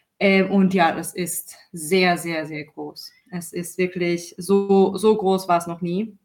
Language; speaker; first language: German; non-native, fluent; Persian